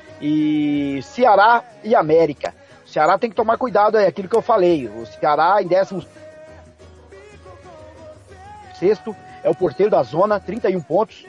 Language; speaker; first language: Portuguese; native; Portuguese